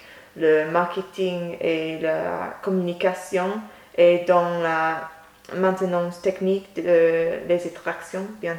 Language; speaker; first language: French; non-native, learner; English